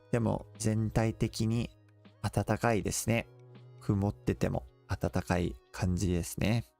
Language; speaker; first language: Japanese; non-native, fluent; English